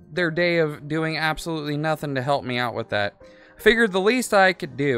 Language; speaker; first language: English; native; English